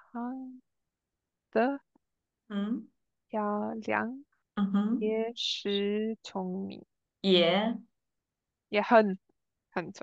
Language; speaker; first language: Chinese; non-native, learner; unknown